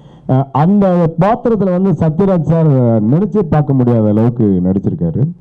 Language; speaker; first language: Tamil; native; Tamil